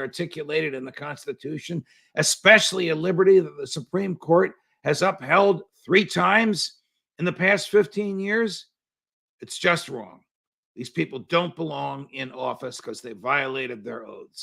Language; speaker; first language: English; native; English